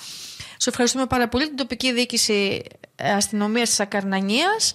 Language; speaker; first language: Greek; native; Greek